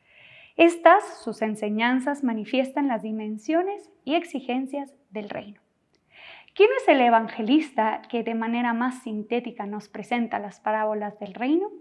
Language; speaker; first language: Spanish; native; Spanish